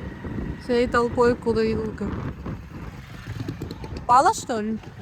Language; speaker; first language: Russian; non-native, local second language; Kazakh